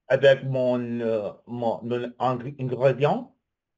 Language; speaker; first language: French; non-native, learner; English